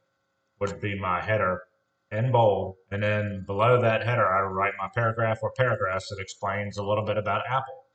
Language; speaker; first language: English; native; English